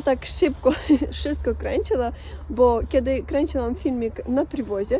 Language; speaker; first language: Polish; non-native, fluent; Russian